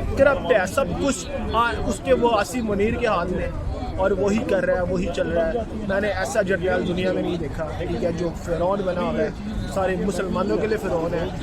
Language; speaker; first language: Urdu; non-native, local second language; Punjabi